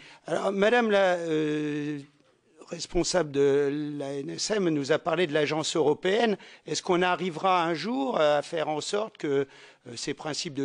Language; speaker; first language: French; native; French